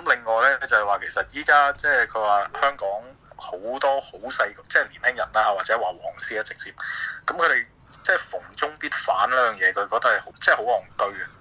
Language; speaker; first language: Cantonese; native; Cantonese